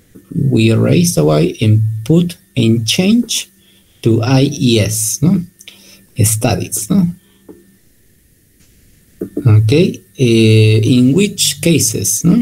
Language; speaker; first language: English; non-native, learner; Spanish